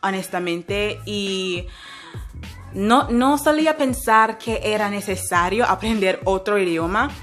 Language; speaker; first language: Spanish; non-native, fluent; English